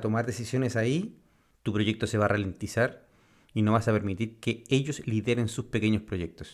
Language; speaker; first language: Spanish; native; Spanish